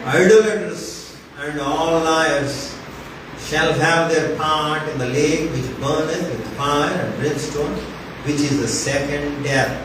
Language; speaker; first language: English; non-native, local second language; Telugu